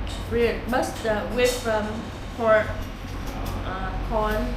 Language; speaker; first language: English; non-native, learner; Vietnamese